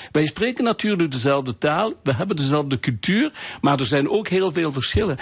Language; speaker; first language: Dutch; non-native, local second language; French